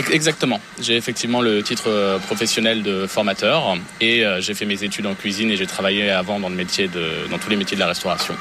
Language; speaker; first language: French; native; French